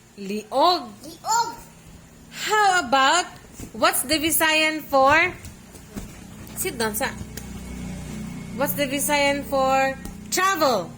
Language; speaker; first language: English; non-native, local second language; Cebuano